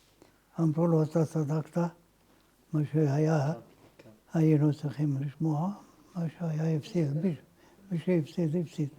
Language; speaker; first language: Hebrew; non-native, fluent; Ladino